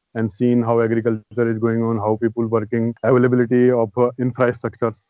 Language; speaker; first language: English; non-native, local second language; Hindi